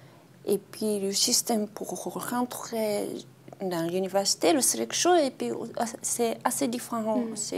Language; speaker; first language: French; non-native, fluent; Japanese